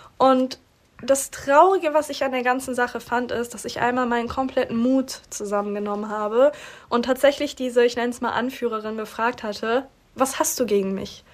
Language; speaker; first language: German; early bilingual, other home language; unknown